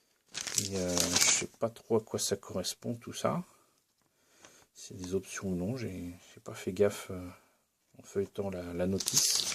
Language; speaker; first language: French; native; French